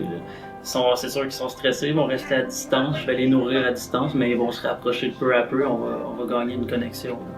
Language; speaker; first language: French; native; French